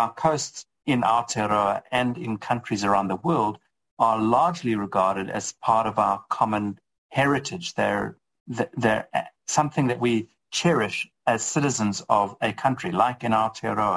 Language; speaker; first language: English; native; English